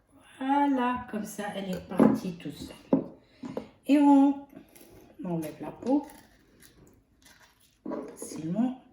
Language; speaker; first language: French; non-native, fluent; Arabic